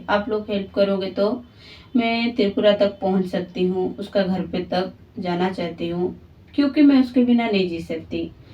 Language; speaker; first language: Hindi; non-native, local second language; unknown